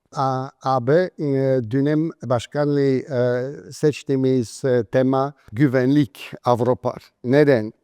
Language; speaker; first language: Turkish; non-native, fluent; Polish